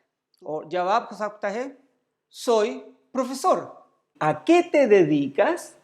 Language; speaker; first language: Spanish; non-native, learner; Urdu